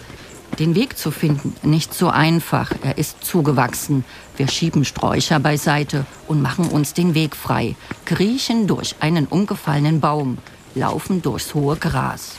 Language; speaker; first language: German; native; German